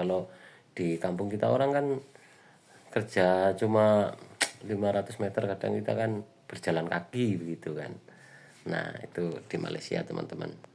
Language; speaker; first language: Indonesian; native; Indonesian